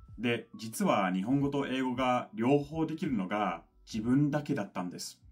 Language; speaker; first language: Japanese; non-native, fluent; English